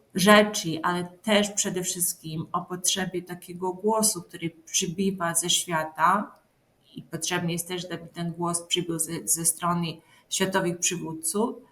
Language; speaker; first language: Polish; non-native, fluent; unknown